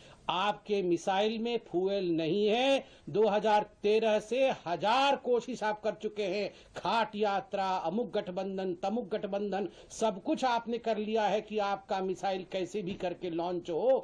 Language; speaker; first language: Hindi; native; Hindi